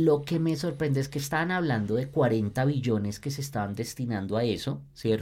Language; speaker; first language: Spanish; native; Spanish